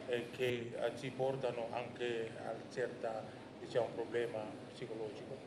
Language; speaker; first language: Italian; non-native, learner; Indonesian